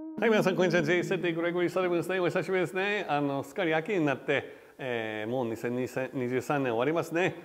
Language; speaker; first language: Japanese; non-native, fluent; English